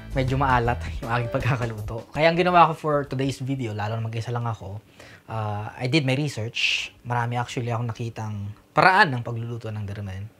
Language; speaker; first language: Filipino; non-native, local second language; Pangasinan